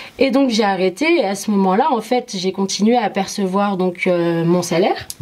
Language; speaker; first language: French; early bilingual, other home language; Arabic